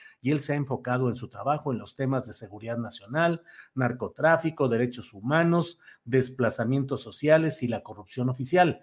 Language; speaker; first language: Spanish; native; Spanish